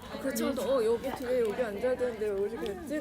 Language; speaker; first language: Korean; native; Korean